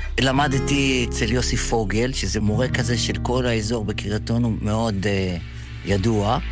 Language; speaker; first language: Hebrew; early bilingual, other home language; Yiddish